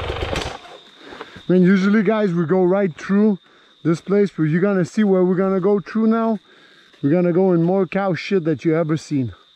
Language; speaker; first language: English; non-native, local second language; French